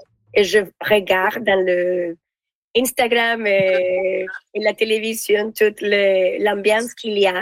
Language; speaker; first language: French; non-native, learner; Spanish